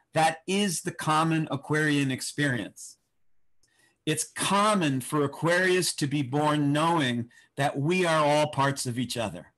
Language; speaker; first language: English; native; English